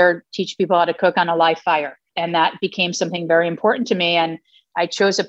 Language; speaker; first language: English; native; English